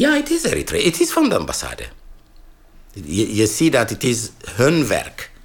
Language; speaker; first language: Dutch; non-native, fluent; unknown